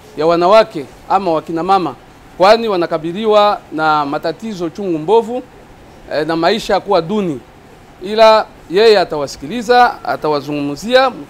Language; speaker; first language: Swahili; native; Swahili